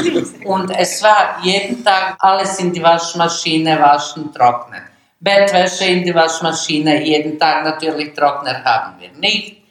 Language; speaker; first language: German; non-native, learner; Bosnian